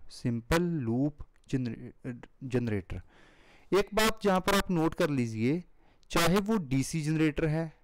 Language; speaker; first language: Hindi; non-native, local second language; Punjabi